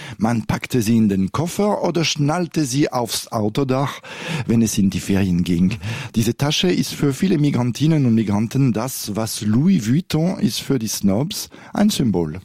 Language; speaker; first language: German; non-native, local second language; French